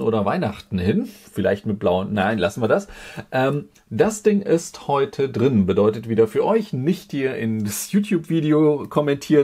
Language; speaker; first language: German; native; German